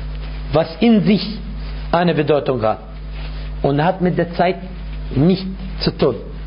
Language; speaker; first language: German; non-native, fluent; Arabic